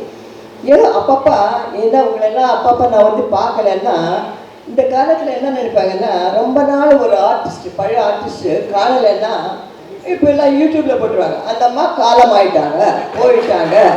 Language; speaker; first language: Tamil; non-native, local second language; Telugu